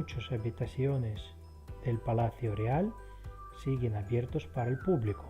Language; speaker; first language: Spanish; non-native, fluent; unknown